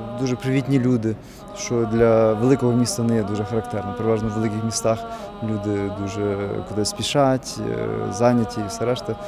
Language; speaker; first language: Ukrainian; native; Ukrainian